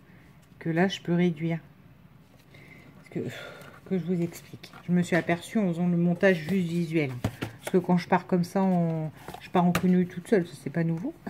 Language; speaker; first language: French; native; French